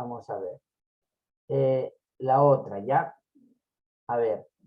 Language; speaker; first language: Spanish; native; Spanish